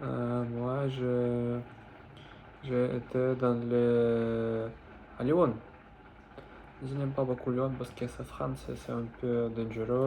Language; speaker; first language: French; non-native, learner; Russian